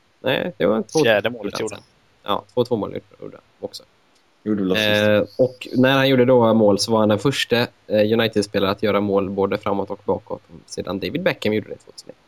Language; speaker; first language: Swedish; native; Swedish